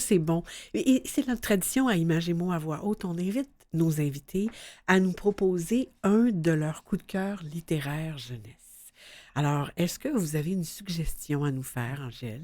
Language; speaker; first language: French; native; French